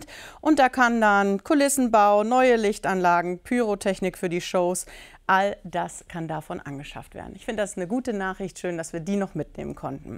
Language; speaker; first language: German; native; German